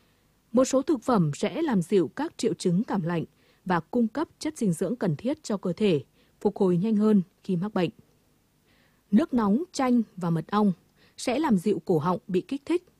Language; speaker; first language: Vietnamese; native; Vietnamese